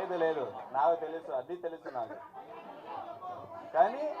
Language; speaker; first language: Telugu; non-native, local second language; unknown